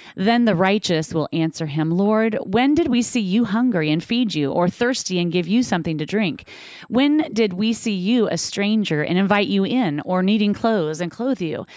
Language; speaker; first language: English; native; English